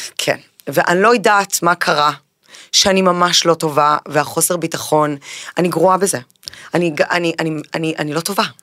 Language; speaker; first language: Hebrew; early bilingual, other home language; Spanish